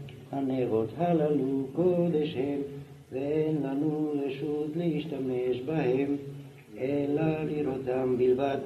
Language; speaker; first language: Hebrew; non-native, fluent; French